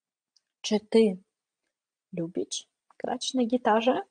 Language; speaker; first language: Polish; non-native, fluent; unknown